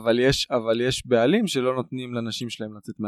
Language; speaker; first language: Hebrew; native; Hebrew